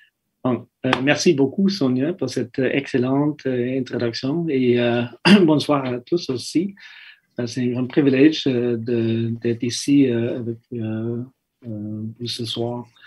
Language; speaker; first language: French; non-native, fluent; English